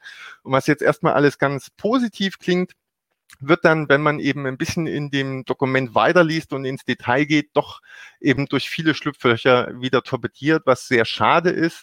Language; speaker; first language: German; native; German